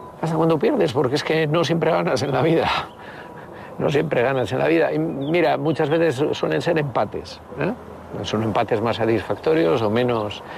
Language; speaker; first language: Spanish; native; Spanish